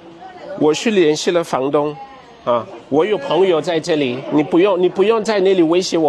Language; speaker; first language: Chinese; non-native, fluent; English